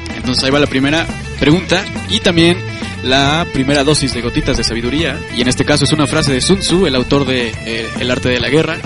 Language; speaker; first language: Spanish; native; Spanish